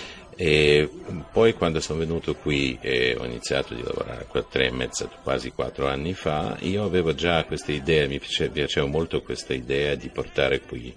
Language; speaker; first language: Italian; non-native, fluent; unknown